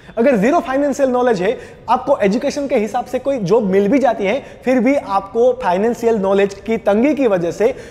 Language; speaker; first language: Hindi; non-native, local second language; Gujarati